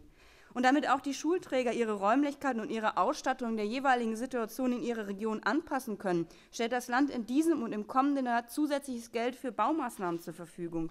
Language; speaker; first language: German; native; German